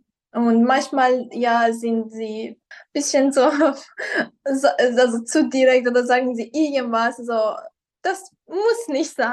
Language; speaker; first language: German; non-native, fluent; Persian